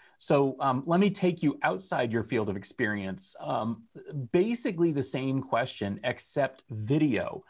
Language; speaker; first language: English; native; English